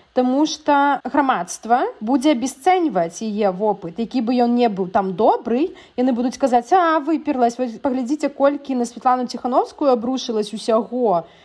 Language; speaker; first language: Belarusian; non-native, local second language; Russian